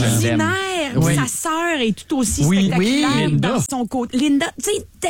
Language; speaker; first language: French; native; French